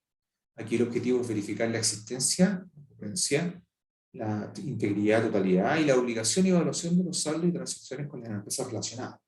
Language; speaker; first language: Spanish; native; Spanish